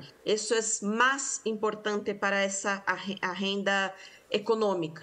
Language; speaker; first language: Spanish; non-native, fluent; Portuguese